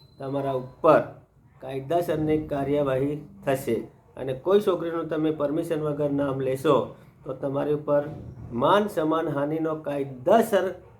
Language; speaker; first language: Gujarati; non-native, local second language; Bhili